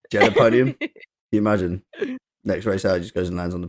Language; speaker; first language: English; native; English